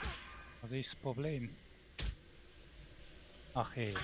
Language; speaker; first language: German; native; German